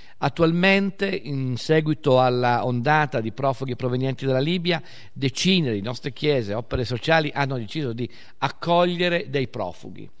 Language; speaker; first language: Italian; native; Italian